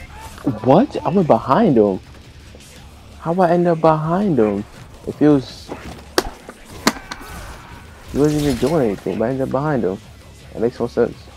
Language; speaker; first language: English; native; English